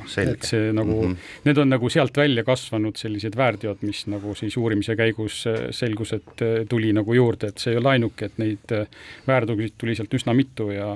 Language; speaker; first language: Estonian; native; Estonian